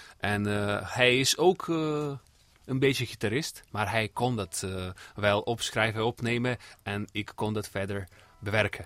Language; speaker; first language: Dutch; non-native, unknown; Serbian